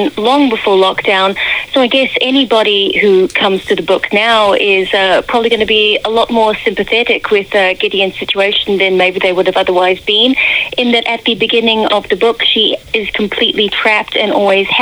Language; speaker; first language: English; native; English